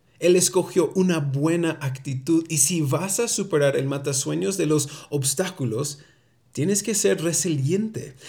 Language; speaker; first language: Spanish; early bilingual, heritage; Spanish